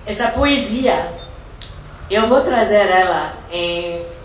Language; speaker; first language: Portuguese; non-native, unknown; English